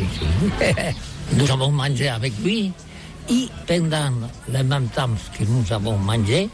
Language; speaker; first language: French; non-native, learner; Catalan